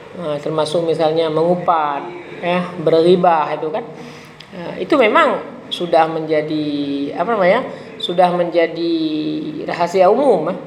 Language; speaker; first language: Indonesian; non-native, local second language; Achinese